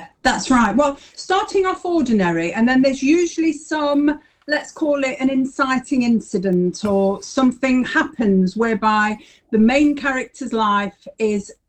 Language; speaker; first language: English; native; English